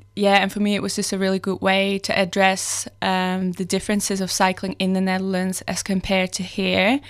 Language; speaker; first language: English; non-native, fluent; Dutch